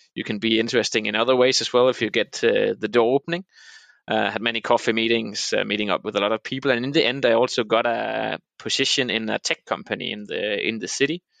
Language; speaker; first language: English; non-native, fluent; Danish